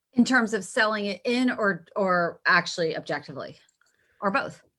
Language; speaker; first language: English; native; English